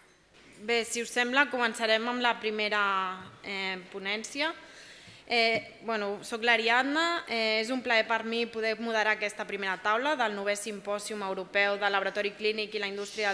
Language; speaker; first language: Catalan; native; Catalan